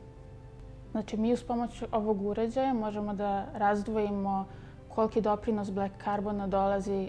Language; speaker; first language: Serbian; native; Serbian